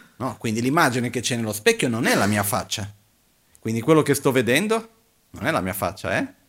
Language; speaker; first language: Italian; non-native, fluent; Portuguese